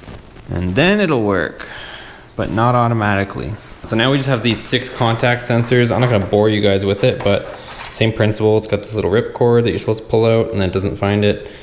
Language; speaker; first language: English; native; English